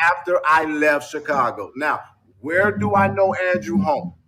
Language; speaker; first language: English; native; English